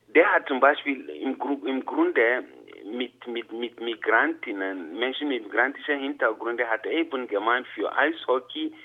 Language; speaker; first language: German; non-native, fluent; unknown